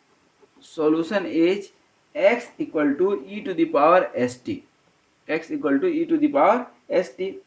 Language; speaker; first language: Hindi; native; Hindi